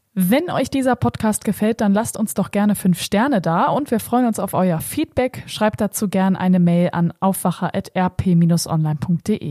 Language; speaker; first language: German; native; German